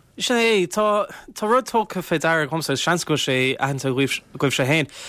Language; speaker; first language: Irish; non-native, local second language; English